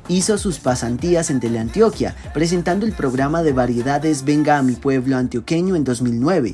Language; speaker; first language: Spanish; native; Spanish